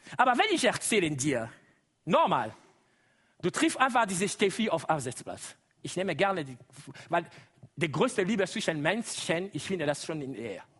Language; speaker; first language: German; non-native, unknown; Lingala